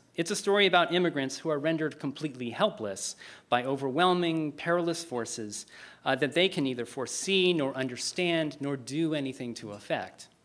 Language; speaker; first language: English; native; English